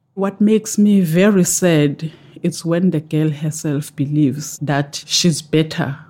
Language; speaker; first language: English; non-native, local second language; Zulu